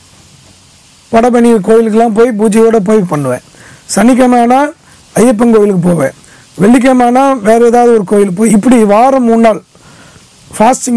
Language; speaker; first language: Tamil; native; Tamil